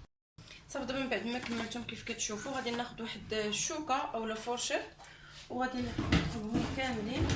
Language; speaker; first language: Arabic; native; Arabic